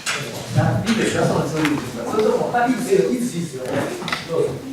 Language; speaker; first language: Japanese; native; Japanese